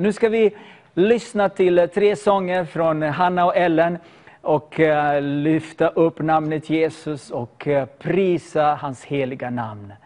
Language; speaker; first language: Swedish; non-native, fluent; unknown